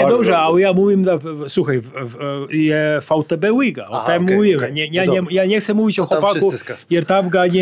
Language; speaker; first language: Polish; non-native, learner; Serbian